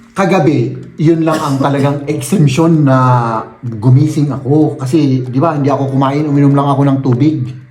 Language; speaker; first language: Filipino; native; Filipino